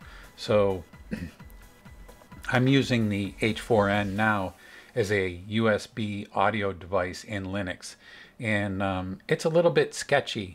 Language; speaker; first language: English; native; English